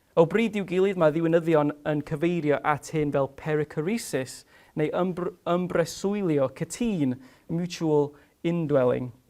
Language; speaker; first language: Welsh; non-native, fluent; English